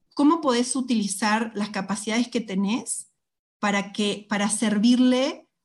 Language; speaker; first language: Spanish; native; Spanish